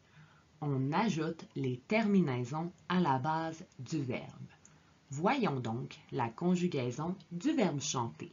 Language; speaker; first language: French; native; French